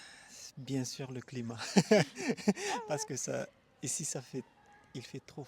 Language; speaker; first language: French; non-native, local second language; Malagasy